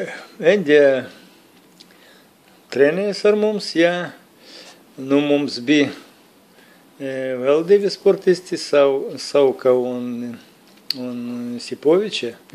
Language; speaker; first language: Latvian; non-native, local second language; Russian